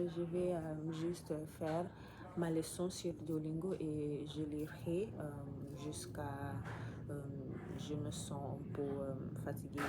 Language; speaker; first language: French; non-native, learner; English